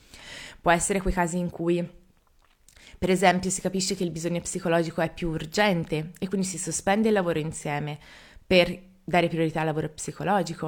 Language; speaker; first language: Italian; native; Italian